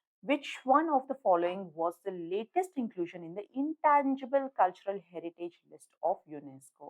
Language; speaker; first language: English; non-native, local second language; Telugu